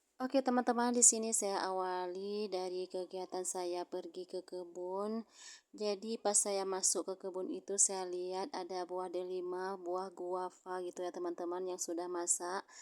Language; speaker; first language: Indonesian; non-native, local second language; Achinese